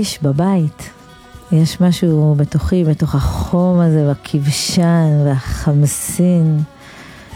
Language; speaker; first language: Hebrew; native; Hebrew